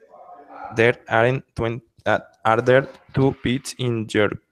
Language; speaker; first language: English; non-native, learner; Spanish